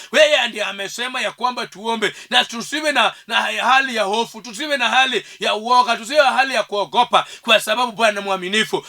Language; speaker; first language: Swahili; non-native, local second language; Luo (Kenya and Tanzania)